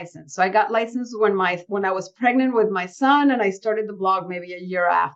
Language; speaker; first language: English; early bilingual, other home language; Spanish